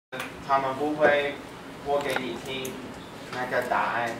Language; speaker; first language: Chinese; non-native, fluent; English